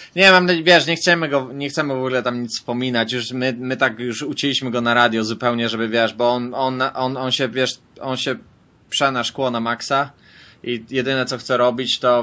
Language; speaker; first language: Polish; native; Polish